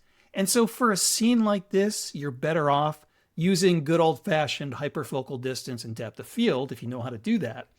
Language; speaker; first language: English; native; English